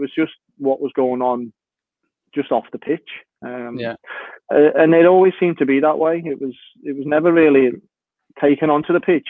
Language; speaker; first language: English; native; English